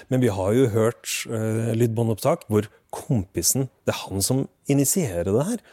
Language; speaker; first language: Norwegian; native; Norwegian